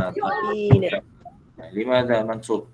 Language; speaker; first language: Arabic; non-native, fluent; Malay